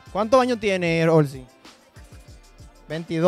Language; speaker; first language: Spanish; native; Spanish